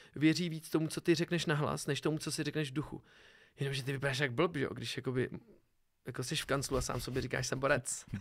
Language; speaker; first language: Czech; native; Czech